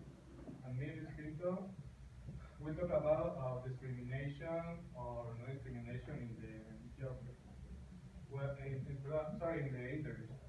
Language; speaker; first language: English; non-native, learner; Spanish